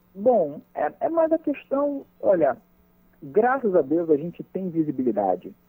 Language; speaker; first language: Portuguese; native; Portuguese